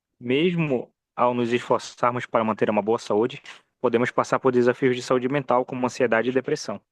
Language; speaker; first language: Portuguese; native; Portuguese